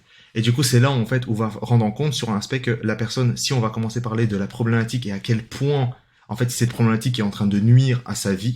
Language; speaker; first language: French; native; French